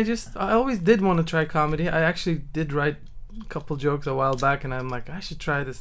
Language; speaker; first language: English; non-native, fluent; Turkish